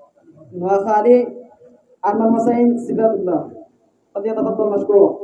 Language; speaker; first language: Arabic; non-native, fluent; Bangla